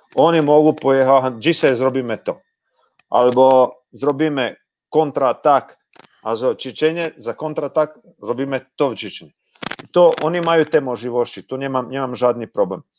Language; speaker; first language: Polish; non-native, fluent; Croatian